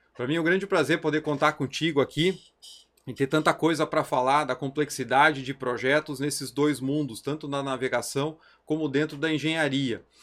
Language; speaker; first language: Portuguese; native; Portuguese